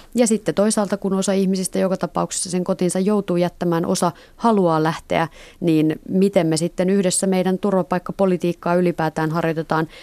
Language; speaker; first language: Finnish; native; Finnish